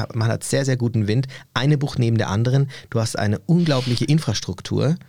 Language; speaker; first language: German; early bilingual, other home language; Turkish